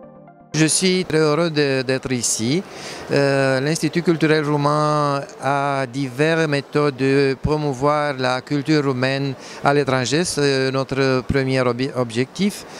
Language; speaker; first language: French; non-native, fluent; Romanian